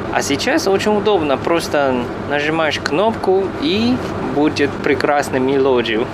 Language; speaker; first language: Russian; non-native, fluent; Chinese